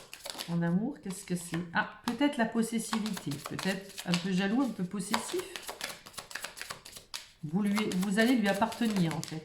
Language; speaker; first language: French; native; French